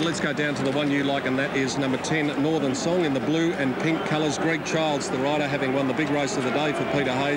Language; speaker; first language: English; native; English